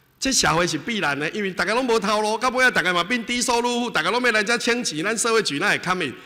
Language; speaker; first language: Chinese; native; Chinese